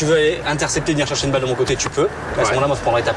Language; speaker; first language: French; native; French